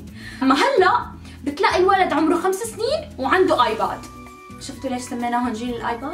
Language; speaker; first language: Arabic; native; Arabic